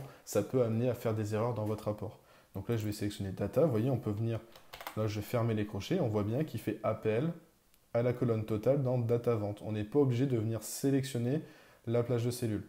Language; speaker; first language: French; native; French